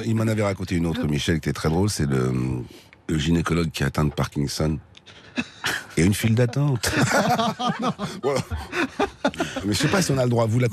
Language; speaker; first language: French; native; French